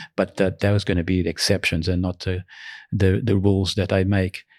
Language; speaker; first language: English; early bilingual, other home language; Portuguese